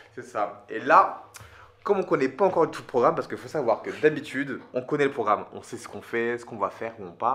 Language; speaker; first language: French; native; French